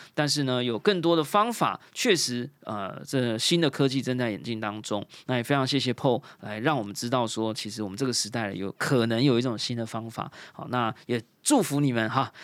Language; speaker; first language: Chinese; native; Chinese